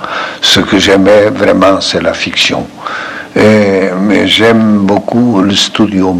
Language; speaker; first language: French; non-native, fluent; Portuguese